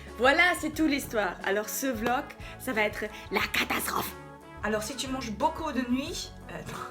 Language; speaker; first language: French; non-native, fluent; German